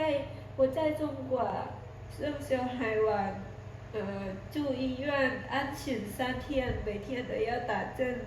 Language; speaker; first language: Chinese; non-native, learner; Lao